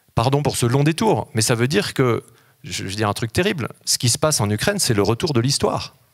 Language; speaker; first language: French; native; French